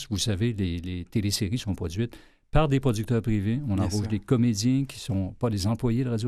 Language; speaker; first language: French; native; French